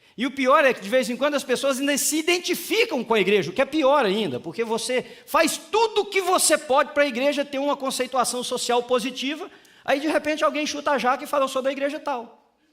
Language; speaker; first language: Portuguese; native; Portuguese